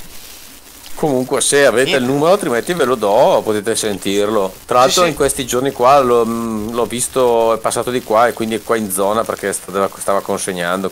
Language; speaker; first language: Italian; native; Italian